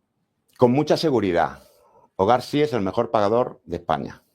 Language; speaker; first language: Spanish; native; Spanish